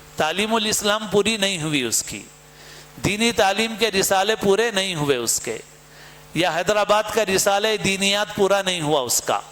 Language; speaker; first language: Urdu; native; Urdu